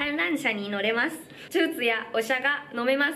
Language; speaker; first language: Japanese; non-native, fluent; Thai